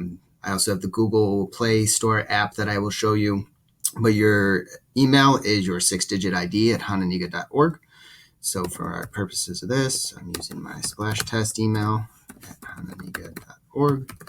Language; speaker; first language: English; native; English